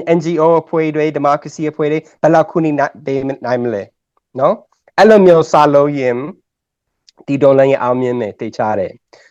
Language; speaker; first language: Burmese; non-native, learner; English